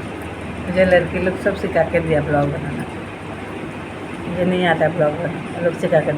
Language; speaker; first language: Hindi; non-native, local second language; Bangla